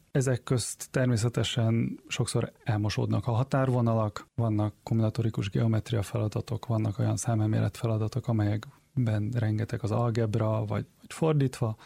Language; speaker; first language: Hungarian; early bilingual, heritage; Hungarian